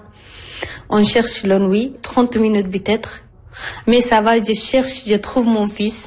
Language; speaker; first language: French; non-native, learner; Arabic